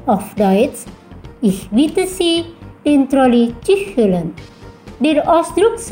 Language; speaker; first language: German; non-native, fluent; Indonesian